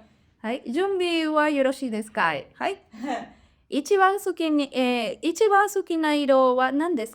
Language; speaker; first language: Japanese; non-native, learner; Spanish